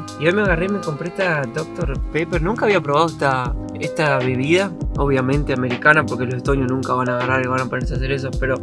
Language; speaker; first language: Spanish; native; Spanish